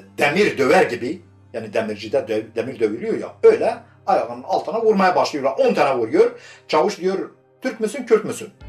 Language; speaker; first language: Turkish; non-native, local second language; Kurdish